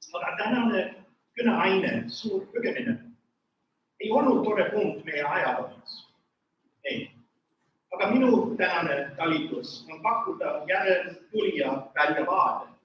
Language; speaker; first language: Estonian; early bilingual, heritage; Estonian